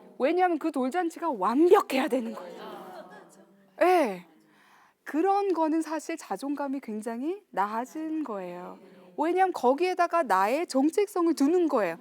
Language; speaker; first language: Korean; early bilingual, heritage; Korean